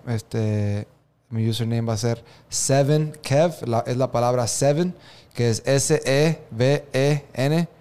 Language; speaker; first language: Spanish; early bilingual, heritage; Spanish